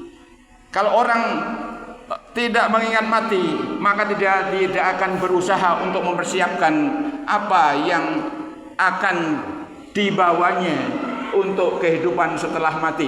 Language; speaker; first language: Indonesian; native; Indonesian